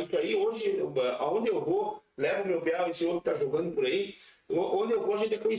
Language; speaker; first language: Portuguese; native; Portuguese